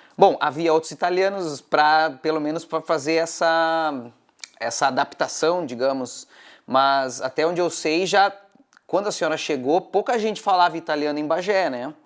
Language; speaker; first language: Portuguese; native; Portuguese